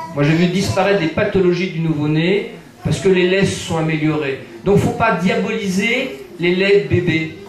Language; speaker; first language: French; native; French